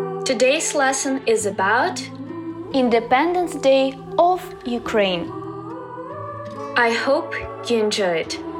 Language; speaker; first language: English; non-native, fluent; Ukrainian